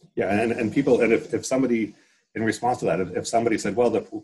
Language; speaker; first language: English; native; English